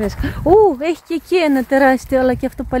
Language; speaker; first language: Greek; native; Greek